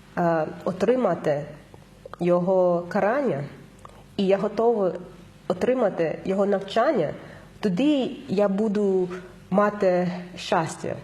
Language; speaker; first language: Ukrainian; non-native, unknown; English